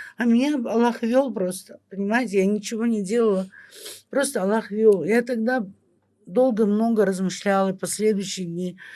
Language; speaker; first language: Russian; native; Russian